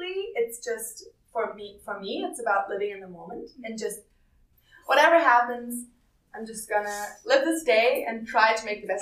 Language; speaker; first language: English; non-native, fluent; German